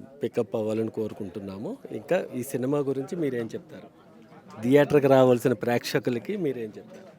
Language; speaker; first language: Telugu; native; Telugu